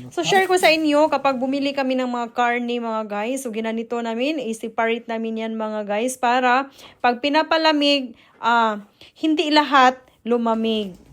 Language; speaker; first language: Filipino; non-native, local second language; Cebuano